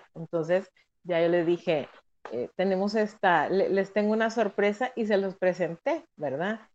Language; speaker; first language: Spanish; native; Spanish